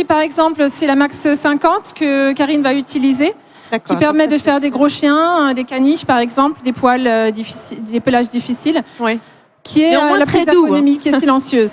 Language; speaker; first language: French; native; French